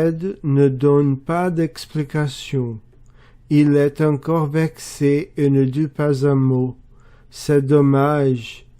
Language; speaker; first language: French; non-native, learner; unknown